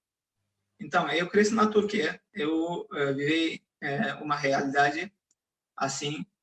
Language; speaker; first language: Portuguese; non-native, fluent; Turkish